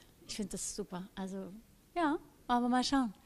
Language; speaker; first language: German; native; German